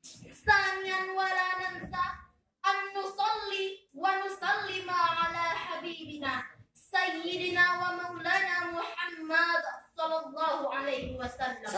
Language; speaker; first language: Arabic; non-native, learner; Indonesian